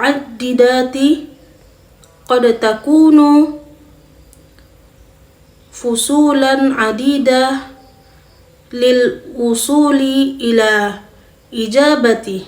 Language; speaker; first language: Arabic; non-native, fluent; Indonesian